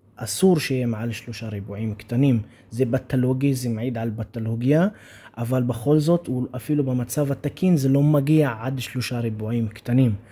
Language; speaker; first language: Hebrew; non-native, local second language; Arabic